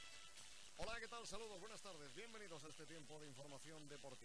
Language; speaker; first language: Spanish; native; Spanish